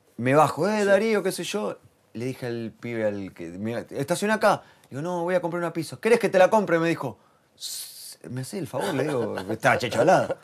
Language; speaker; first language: Spanish; native; Spanish